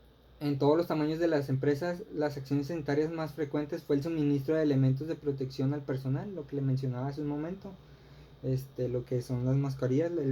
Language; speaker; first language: Spanish; native; Spanish